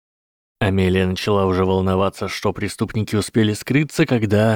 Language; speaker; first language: Russian; native; Russian